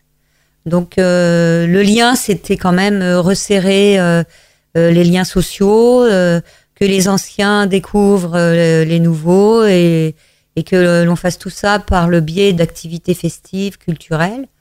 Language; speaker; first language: French; native; French